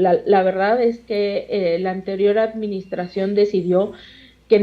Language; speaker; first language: Spanish; native; Spanish